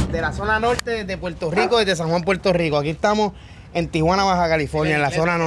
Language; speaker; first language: Spanish; native; Spanish